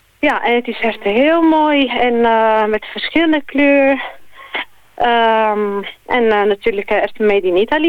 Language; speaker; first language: Dutch; non-native, learner; Italian